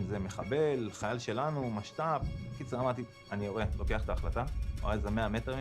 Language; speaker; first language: Hebrew; native; Hebrew